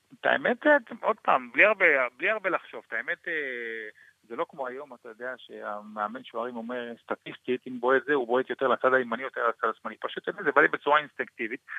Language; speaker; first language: Hebrew; non-native, local second language; Arabic